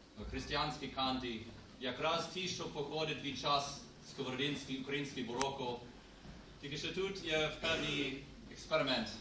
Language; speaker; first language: Ukrainian; non-native, learner; Polish